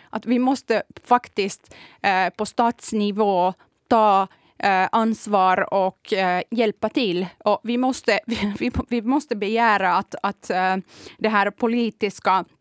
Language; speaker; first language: Swedish; non-native, fluent; Kurdish